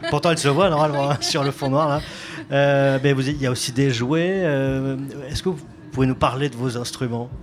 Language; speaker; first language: French; native; French